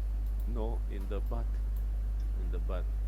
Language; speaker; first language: English; non-native, learner; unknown